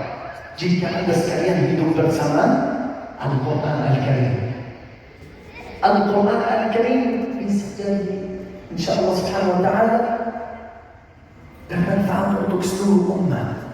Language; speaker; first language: Indonesian; non-native, fluent; Arabic